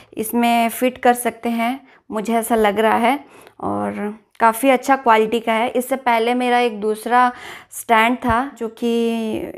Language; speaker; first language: Hindi; native; Hindi